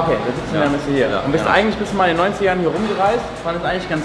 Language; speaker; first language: German; native; German